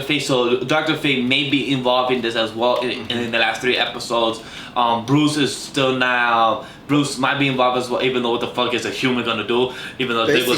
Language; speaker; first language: English; native; English